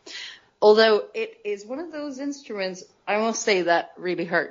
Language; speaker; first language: English; native; English